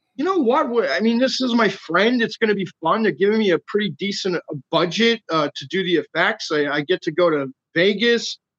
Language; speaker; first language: English; native; English